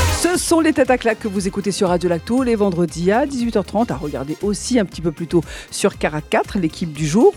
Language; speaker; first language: French; native; French